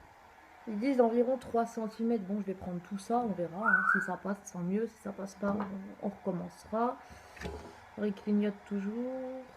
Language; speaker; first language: French; native; French